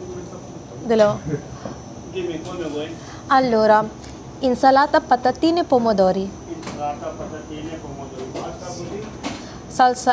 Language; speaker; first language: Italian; non-native, learner; Filipino